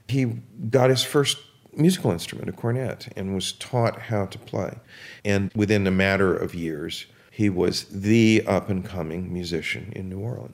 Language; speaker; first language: English; native; English